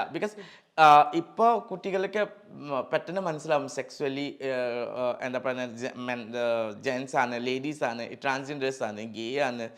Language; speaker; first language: Malayalam; non-native, local second language; Assamese